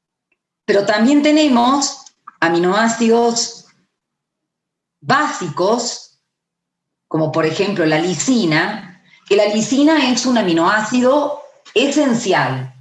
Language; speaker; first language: Spanish; native; Spanish